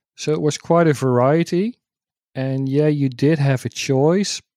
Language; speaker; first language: English; non-native, fluent; Dutch